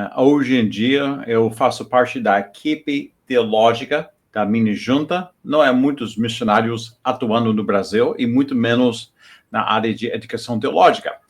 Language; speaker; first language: Portuguese; non-native, fluent; English